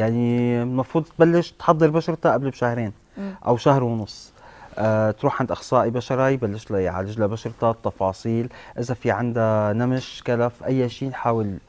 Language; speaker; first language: Arabic; native; Arabic